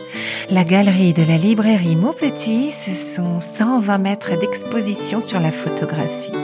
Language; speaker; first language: French; native; French